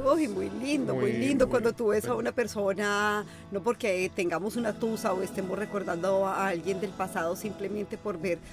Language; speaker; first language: Spanish; native; Spanish